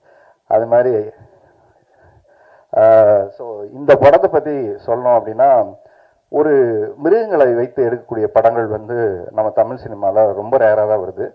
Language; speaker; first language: Tamil; native; Tamil